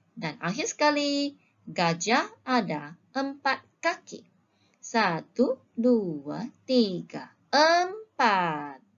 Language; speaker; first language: Malay; non-native, local second language; Chinese